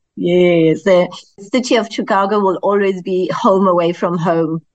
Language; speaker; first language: English; non-native, local second language; Zulu